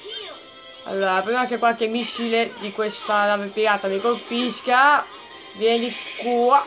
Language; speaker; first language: Italian; native; Italian